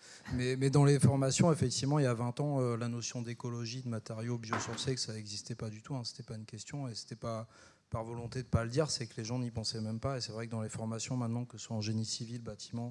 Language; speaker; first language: French; native; French